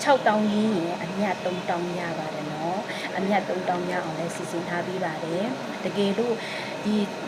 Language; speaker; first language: Burmese; native; Burmese